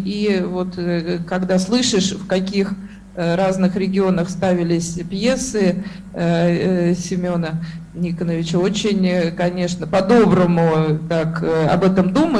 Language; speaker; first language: Russian; native; Russian